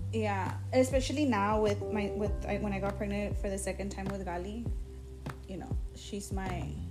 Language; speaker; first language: English; early bilingual, other home language; Spanish